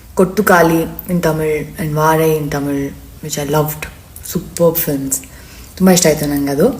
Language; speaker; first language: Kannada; native; Kannada